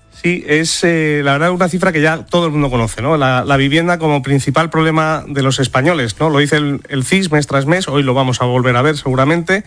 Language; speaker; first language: Spanish; native; Spanish